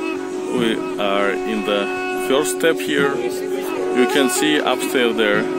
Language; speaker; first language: English; non-native, learner; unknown